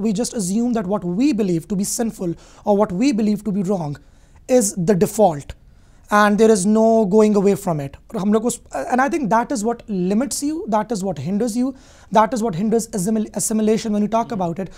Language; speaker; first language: English; non-native, local second language; Hindi